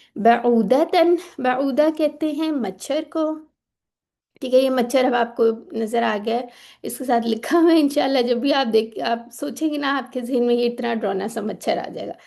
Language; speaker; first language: Urdu; native; Urdu